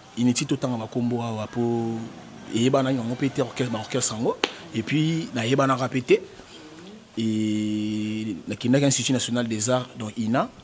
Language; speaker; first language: Lingala; native; Lingala